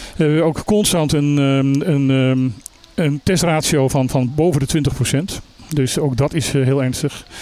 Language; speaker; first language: Dutch; native; Dutch